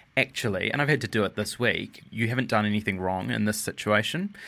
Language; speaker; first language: English; native; English